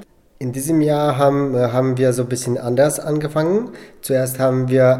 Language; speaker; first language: German; non-native, local second language; Polish